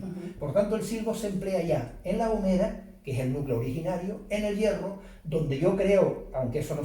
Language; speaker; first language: Spanish; native; Spanish